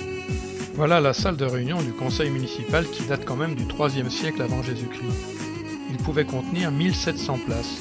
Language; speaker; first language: French; native; French